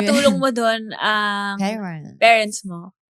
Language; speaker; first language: Filipino; native; Filipino